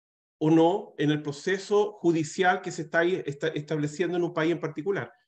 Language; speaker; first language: Spanish; native; Spanish